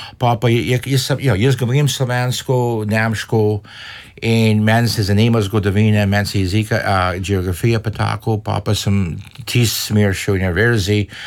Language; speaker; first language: Slovenian; early bilingual, heritage; Slovenian